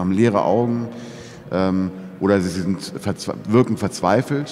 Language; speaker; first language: German; native; German